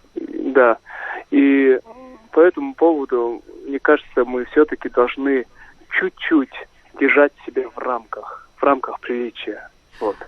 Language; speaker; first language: Russian; non-native, local second language; Kazakh